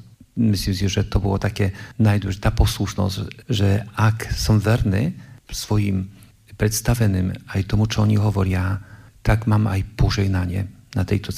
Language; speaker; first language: Slovak; non-native, fluent; Polish